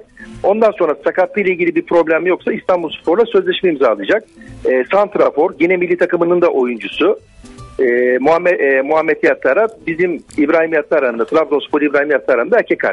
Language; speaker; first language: Turkish; native; Turkish